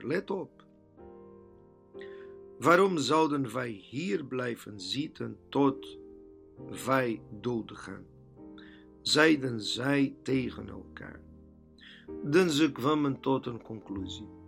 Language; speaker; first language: Dutch; non-native, learner; Portuguese